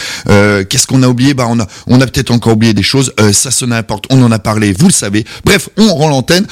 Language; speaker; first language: French; native; French